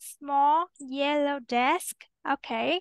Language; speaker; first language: English; non-native, fluent; Vietnamese